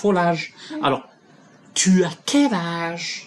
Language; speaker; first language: French; non-native, local second language; Arabic